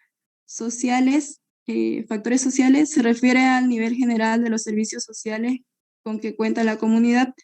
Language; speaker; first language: Spanish; native; Spanish